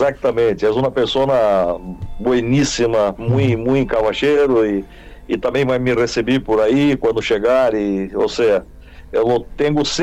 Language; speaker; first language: Spanish; non-native, learner; Portuguese